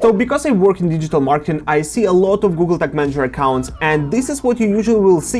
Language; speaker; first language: English; non-native, fluent; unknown